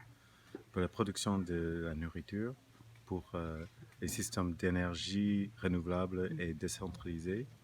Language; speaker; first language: French; non-native, fluent; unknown